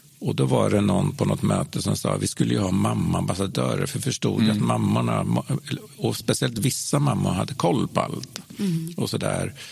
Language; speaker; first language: Swedish; native; Swedish